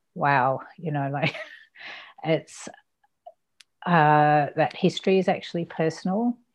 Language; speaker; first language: English; native; English